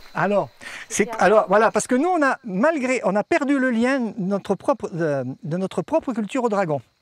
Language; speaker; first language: French; native; French